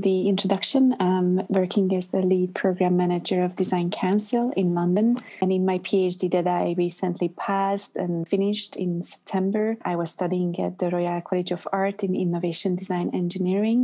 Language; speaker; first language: English; non-native, fluent; Hungarian